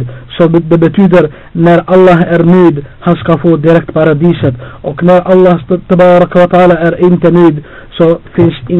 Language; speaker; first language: Swedish; non-native, fluent; Albanian